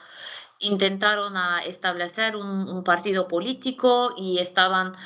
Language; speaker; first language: Spanish; non-native, fluent; Turkish